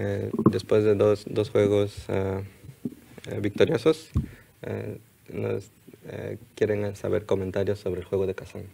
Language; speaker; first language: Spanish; non-native, fluent; Russian